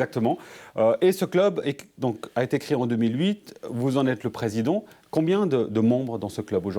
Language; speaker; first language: French; native; French